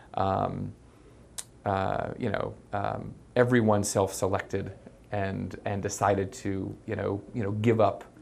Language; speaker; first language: English; native; English